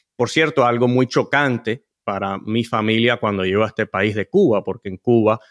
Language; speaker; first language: Spanish; early bilingual, heritage; Spanish